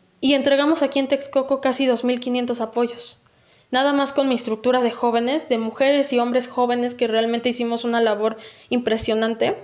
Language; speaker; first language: Spanish; native; Spanish